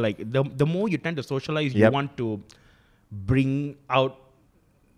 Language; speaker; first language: English; non-native, local second language; Tamil